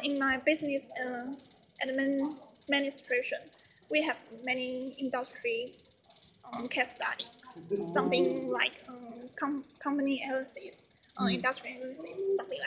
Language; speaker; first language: English; non-native, learner; Chinese